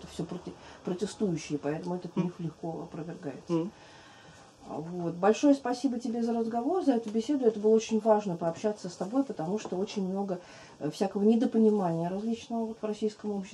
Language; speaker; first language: Russian; native; Russian